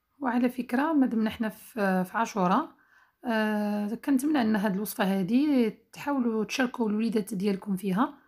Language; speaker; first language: Arabic; native; Arabic